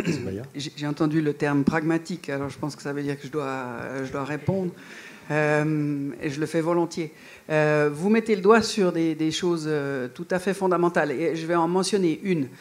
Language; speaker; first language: French; native; French